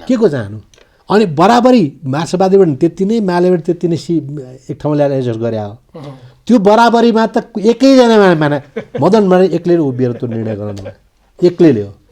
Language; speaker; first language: Nepali; native; Nepali